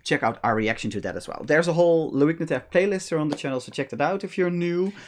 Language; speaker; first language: English; non-native, fluent; Dutch